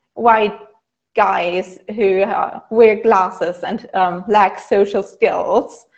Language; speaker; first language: English; non-native, fluent; German